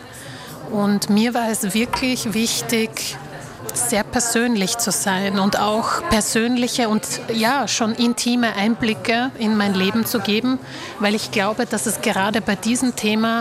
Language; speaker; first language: German; early bilingual, other home language; Slovak